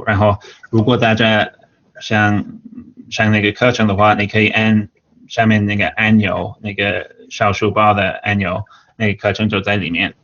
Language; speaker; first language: Chinese; non-native, fluent; English